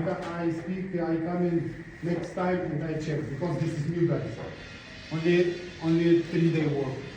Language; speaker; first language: English; non-native, learner; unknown